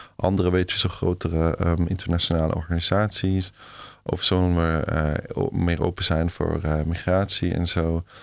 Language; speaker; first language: Dutch; non-native, fluent; Swiss German